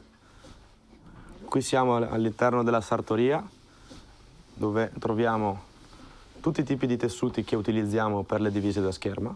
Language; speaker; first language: Italian; native; Italian